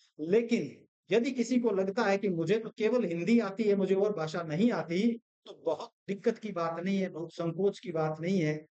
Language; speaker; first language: Hindi; non-native, local second language; Gujarati